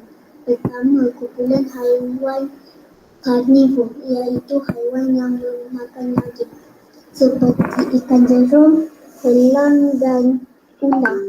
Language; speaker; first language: Malay; native; Malay